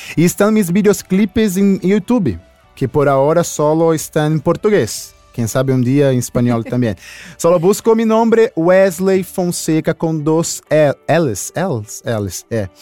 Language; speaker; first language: Spanish; non-native, learner; Portuguese